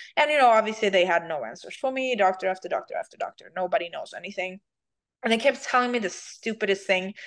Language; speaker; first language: English; non-native, fluent; Swedish